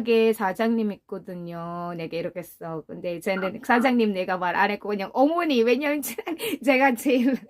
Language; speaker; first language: Korean; non-native, fluent; Filipino